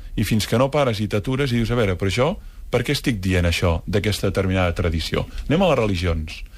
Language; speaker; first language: Catalan; native; Catalan